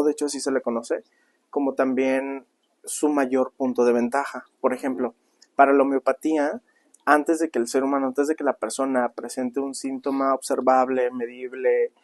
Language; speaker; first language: Spanish; native; Spanish